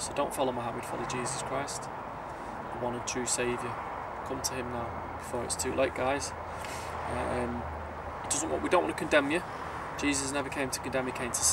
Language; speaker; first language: English; native; English